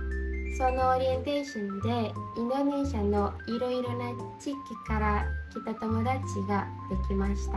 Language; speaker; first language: Japanese; non-native, learner; Indonesian